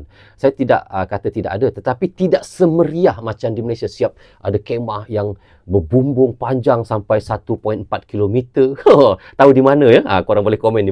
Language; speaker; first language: Malay; native; Malay